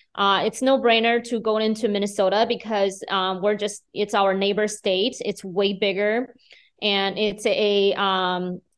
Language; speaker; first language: English; non-native, fluent; Chinese